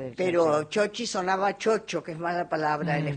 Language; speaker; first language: Spanish; native; Spanish